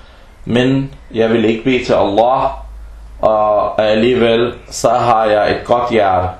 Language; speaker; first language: Danish; non-native, local second language; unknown